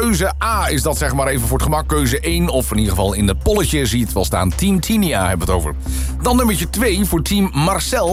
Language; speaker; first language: Dutch; native; Dutch